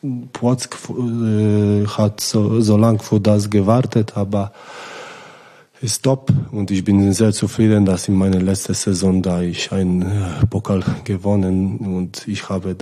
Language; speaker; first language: German; non-native, learner; Polish